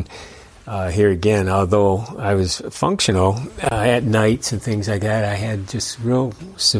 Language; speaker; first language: English; native; English